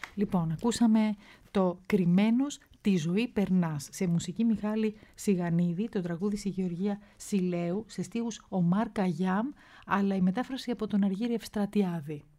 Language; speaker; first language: Greek; native; Greek